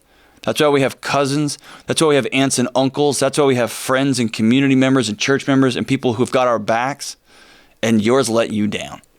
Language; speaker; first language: English; native; English